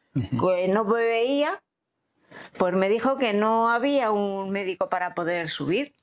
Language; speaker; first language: Spanish; native; Spanish